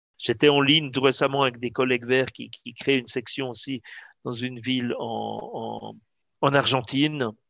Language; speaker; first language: French; native; French